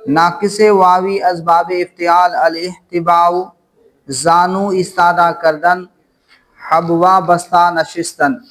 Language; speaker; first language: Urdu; non-native, local second language; Punjabi